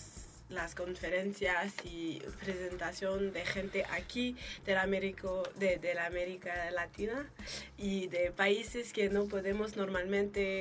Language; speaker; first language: Spanish; non-native, learner; French